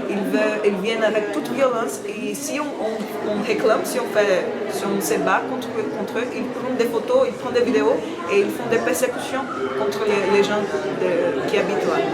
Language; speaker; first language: French; non-native, learner; Portuguese